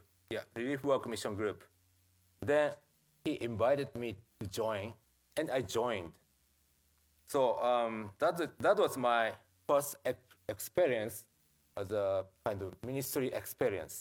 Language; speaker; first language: English; non-native, fluent; Japanese